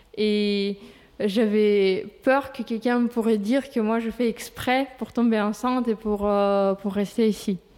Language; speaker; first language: French; non-native, fluent; Russian